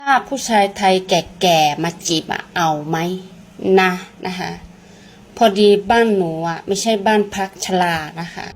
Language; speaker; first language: Thai; non-native, fluent; Burmese